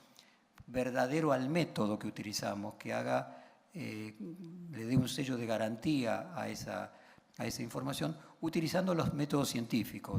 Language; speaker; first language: Spanish; native; Spanish